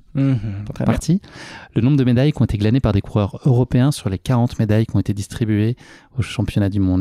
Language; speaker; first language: French; native; French